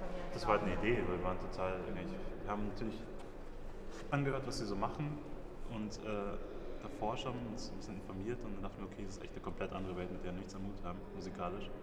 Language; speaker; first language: German; native; German